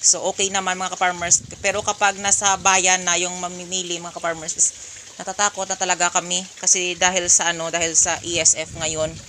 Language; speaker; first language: Filipino; non-native, local second language; Hiligaynon